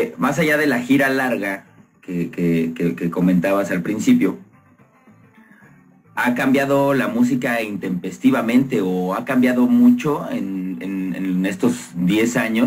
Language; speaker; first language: Spanish; native; Spanish